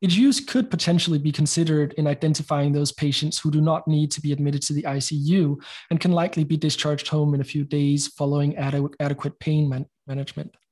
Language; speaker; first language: English; non-native, fluent; Danish